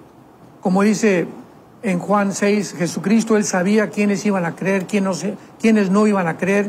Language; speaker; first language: Spanish; native; Spanish